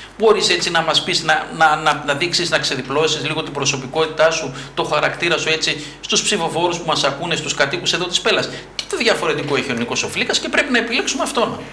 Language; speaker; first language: Greek; native; Greek